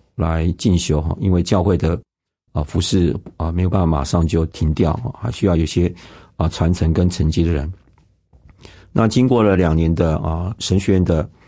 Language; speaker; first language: Chinese; non-native, local second language; Hakka Chinese